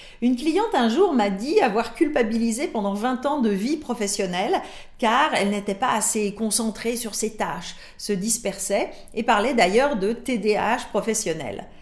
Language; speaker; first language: French; native; French